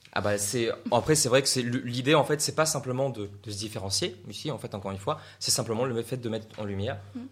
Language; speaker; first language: French; non-native, fluent; Russian